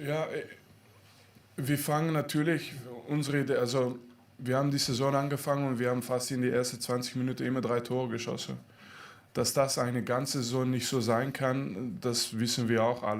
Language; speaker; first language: German; non-native, fluent; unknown